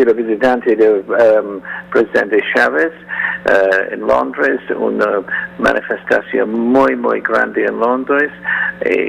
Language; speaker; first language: Spanish; non-native, learner; English